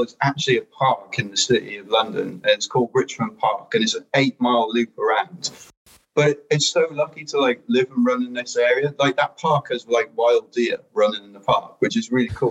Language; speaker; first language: English; native; English